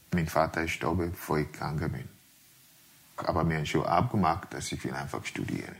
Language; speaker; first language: German; non-native, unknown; Yoruba